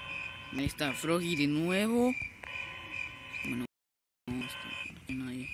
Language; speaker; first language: Spanish; native; Spanish